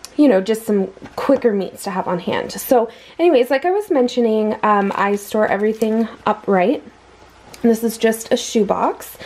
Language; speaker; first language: English; native; English